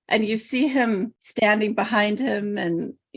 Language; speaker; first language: English; native; English